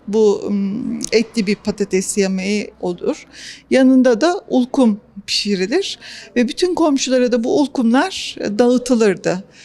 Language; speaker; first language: Turkish; native; Turkish